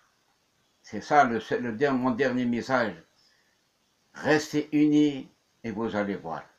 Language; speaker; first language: French; non-native, local second language; Kabyle